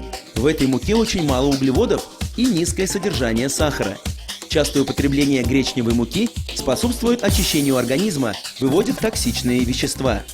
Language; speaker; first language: Russian; native; Russian